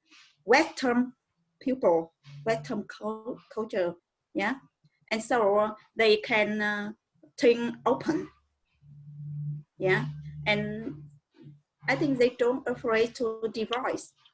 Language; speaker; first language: English; non-native, learner; Vietnamese